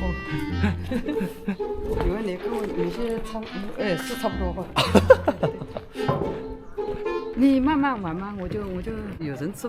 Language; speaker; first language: Chinese; native; Chinese